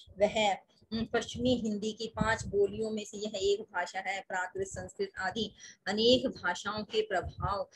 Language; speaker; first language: Hindi; native; Hindi